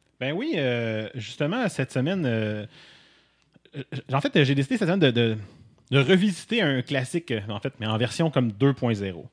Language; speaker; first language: French; native; French